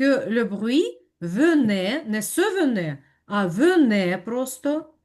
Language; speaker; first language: French; non-native, fluent; Ukrainian